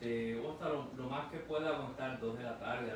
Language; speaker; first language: Spanish; native; Spanish